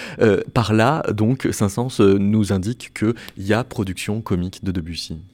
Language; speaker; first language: French; native; French